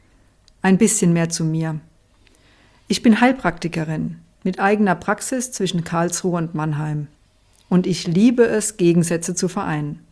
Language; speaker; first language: German; native; German